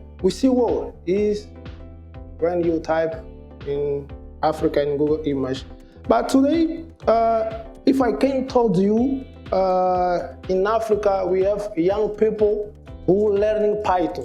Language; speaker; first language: English; non-native, learner; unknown